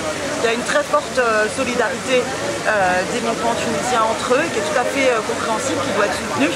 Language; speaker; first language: French; native; French